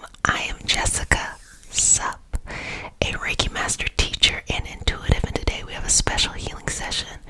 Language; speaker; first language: English; native; English